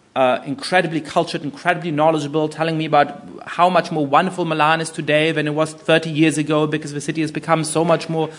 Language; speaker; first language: English; non-native, fluent; German